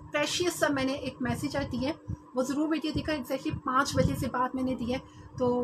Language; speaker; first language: Urdu; non-native, local second language; Punjabi